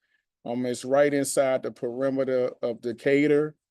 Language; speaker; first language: English; native; English